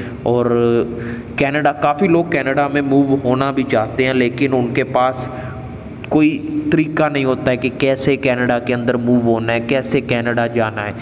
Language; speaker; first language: Hindi; non-native, local second language; Punjabi